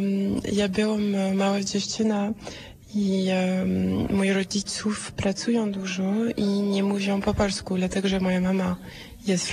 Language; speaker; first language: Polish; early bilingual, heritage; French